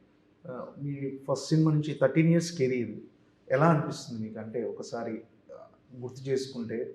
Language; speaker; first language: Telugu; native; Telugu